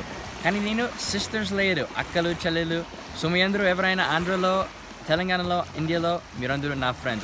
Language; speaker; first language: Telugu; non-native, learner; English